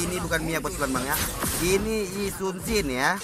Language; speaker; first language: Indonesian; native; Indonesian